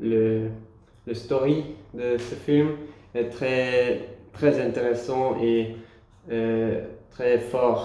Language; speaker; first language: French; non-native, learner; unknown